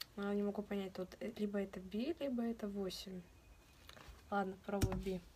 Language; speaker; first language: Russian; native; Russian